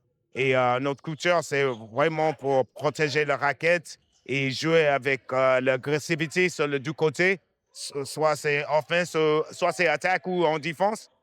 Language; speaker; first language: French; non-native, fluent; English